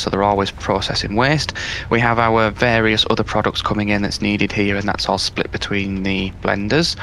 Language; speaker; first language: English; native; English